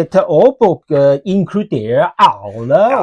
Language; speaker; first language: Norwegian; non-native, learner; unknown